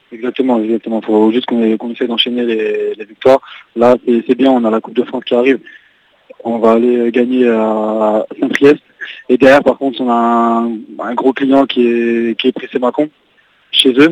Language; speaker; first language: French; native; French